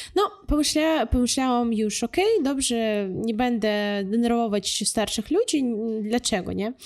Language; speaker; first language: Polish; non-native, fluent; Russian